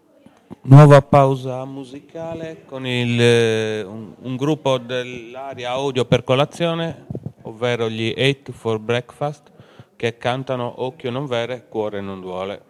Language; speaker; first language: Italian; native; Italian